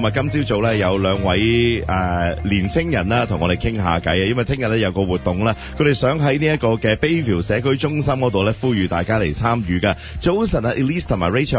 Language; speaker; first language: Cantonese; native; Cantonese